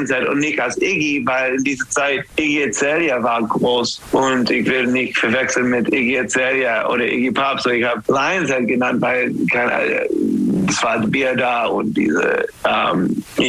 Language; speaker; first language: German; non-native, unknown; English